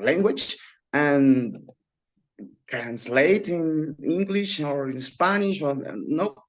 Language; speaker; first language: English; non-native, learner; Spanish